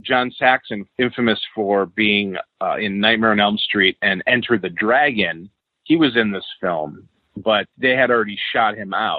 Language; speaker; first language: English; native; English